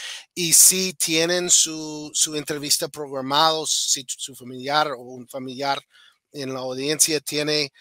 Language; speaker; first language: Spanish; non-native, fluent; English